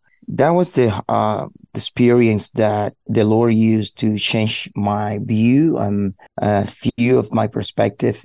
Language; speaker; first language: English; non-native, fluent; Spanish